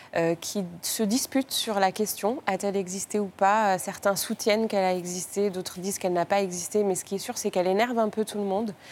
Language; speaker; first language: French; non-native, local second language; Arabic